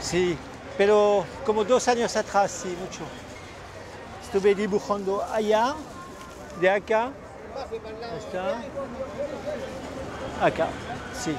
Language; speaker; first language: Spanish; non-native, fluent; French